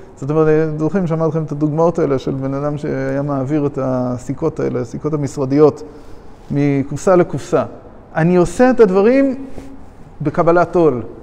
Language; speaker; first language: Hebrew; non-native, fluent; English